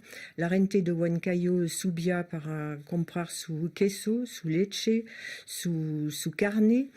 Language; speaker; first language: Spanish; non-native, learner; French